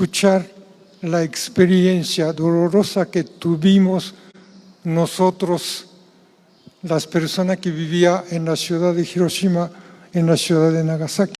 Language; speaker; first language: Spanish; non-native, fluent; Japanese